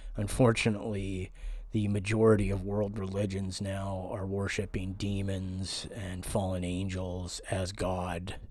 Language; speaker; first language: English; native; English